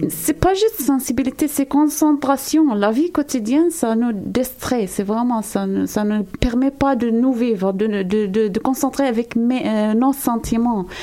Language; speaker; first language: French; non-native, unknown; Arabic